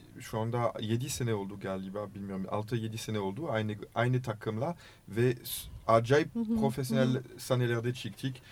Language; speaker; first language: Turkish; non-native, learner; French